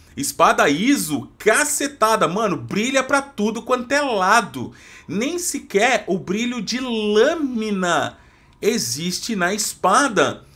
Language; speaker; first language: Portuguese; native; Portuguese